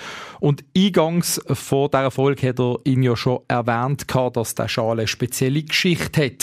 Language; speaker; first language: German; native; German